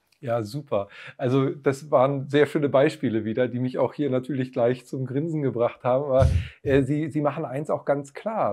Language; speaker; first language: German; native; German